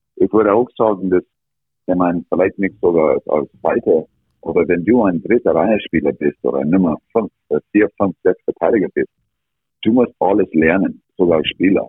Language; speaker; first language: German; non-native, fluent; English